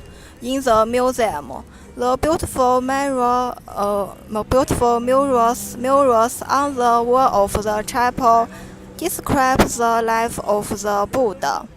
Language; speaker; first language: English; non-native, learner; Chinese